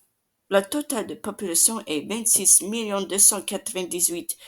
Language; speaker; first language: French; non-native, learner; English